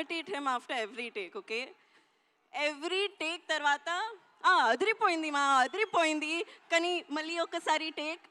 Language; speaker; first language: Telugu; non-native, learner; Hindi